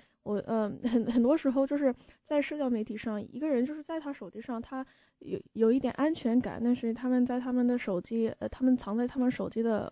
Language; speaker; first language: Chinese; early bilingual, heritage; Chinese